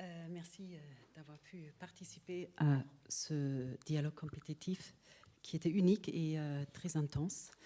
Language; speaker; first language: French; native; French